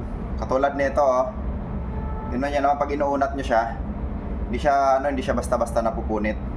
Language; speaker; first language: Filipino; native; Filipino